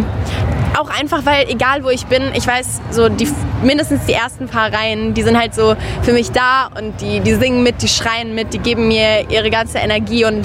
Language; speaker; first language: German; native; German